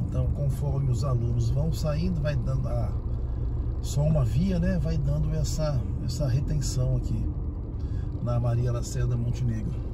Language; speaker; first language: Portuguese; native; Portuguese